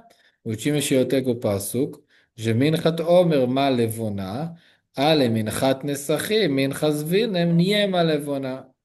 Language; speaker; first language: Polish; non-native, learner; Hebrew